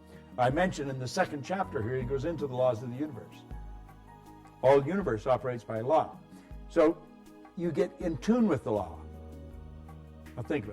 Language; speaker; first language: English; native; English